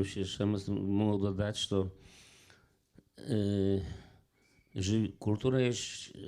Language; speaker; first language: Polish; non-native, local second language; Belarusian